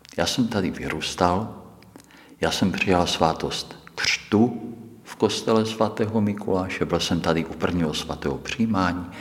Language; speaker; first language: Czech; native; Czech